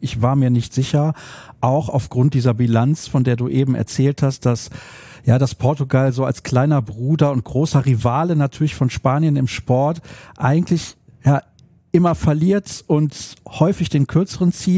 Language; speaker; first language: German; native; German